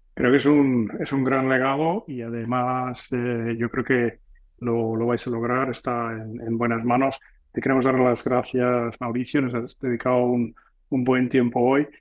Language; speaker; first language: Spanish; non-native, fluent; English